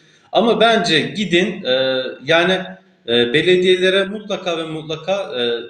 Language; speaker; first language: Turkish; native; Turkish